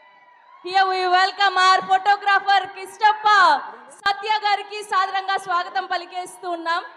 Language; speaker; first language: Telugu; native; Telugu